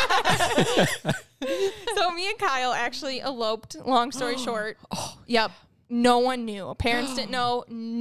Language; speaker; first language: English; native; English